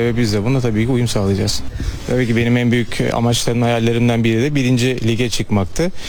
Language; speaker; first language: Turkish; early bilingual, heritage; Turkish